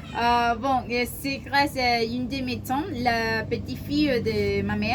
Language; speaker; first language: French; non-native, learner; Spanish